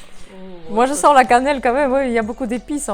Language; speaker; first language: French; non-native, fluent; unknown